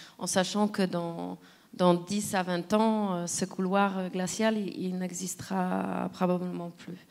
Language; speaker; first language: French; non-native, fluent; Polish